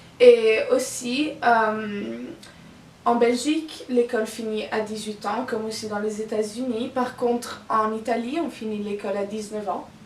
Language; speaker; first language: French; non-native, local second language; Italian